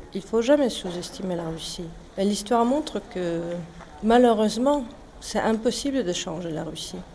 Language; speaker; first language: French; non-native, fluent; Estonian